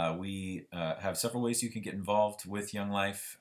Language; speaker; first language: English; native; English